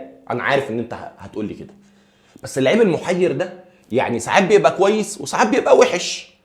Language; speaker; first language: Arabic; native; Arabic